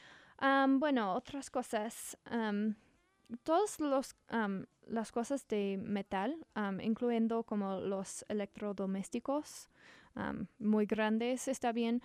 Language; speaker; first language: Spanish; non-native, learner; English